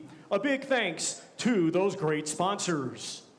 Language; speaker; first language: English; native; English